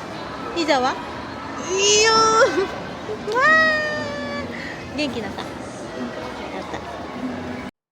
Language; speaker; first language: Japanese; non-native, fluent; Filipino